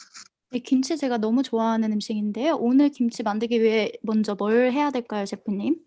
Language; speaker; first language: Korean; native; Korean